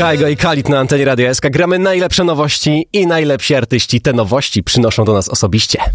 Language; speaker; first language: Polish; native; Polish